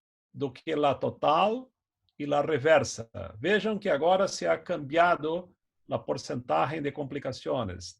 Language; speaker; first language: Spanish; non-native, fluent; Portuguese